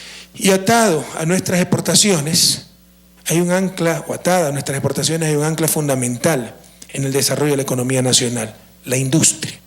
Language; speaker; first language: Spanish; native; Spanish